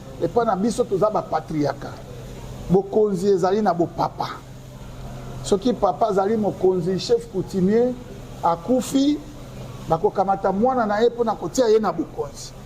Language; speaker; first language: Lingala; non-native, local second language; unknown